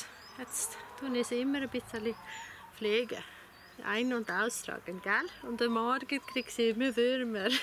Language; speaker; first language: German; non-native, learner; Swedish